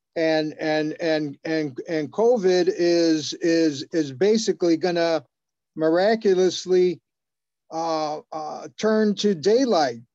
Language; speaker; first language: English; native; English